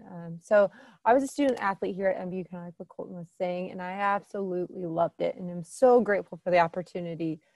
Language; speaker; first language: English; native; English